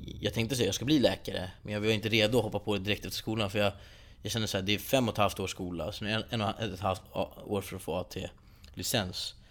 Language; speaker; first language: Swedish; early bilingual, other home language; Persian